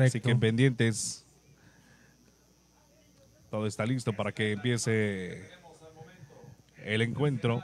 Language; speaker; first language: Spanish; native; Spanish